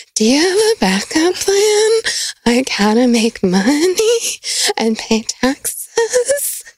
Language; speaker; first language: English; native; English